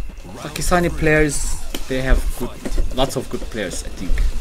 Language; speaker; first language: English; non-native, learner; Korean